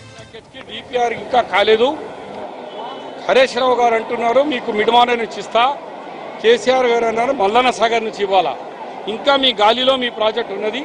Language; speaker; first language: Telugu; native; Telugu